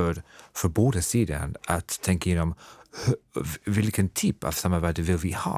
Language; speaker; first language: Swedish; non-native, fluent; English